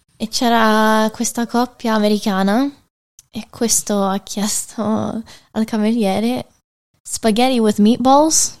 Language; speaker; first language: Italian; early bilingual, heritage; English